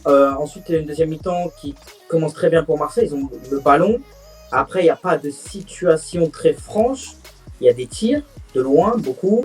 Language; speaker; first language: French; native; French